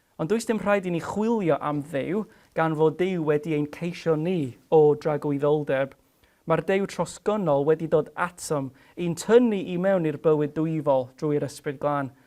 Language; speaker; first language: Welsh; non-native, fluent; English